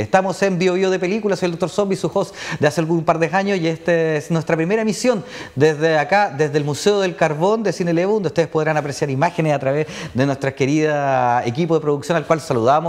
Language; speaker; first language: Spanish; native; Spanish